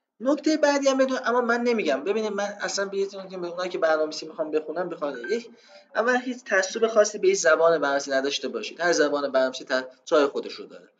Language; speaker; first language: Persian; non-native, local second language; Azerbaijani